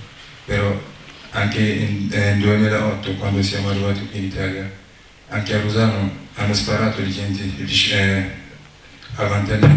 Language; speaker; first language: Italian; non-native, learner; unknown